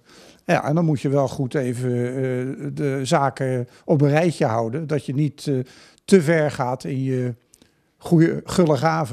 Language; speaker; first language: Dutch; native; Dutch